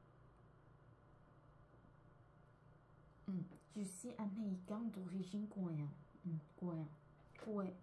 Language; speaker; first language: French; non-native, learner; Korean